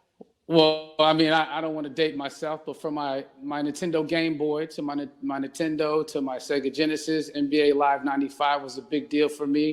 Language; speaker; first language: English; native; English